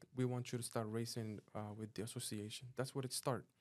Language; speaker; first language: English; non-native, fluent; Arabic